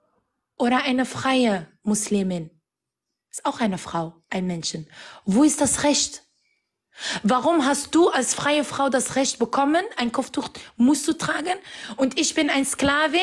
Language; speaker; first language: German; non-native, fluent; Arabic